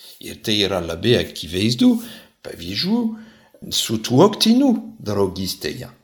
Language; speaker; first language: Lithuanian; non-native, fluent; French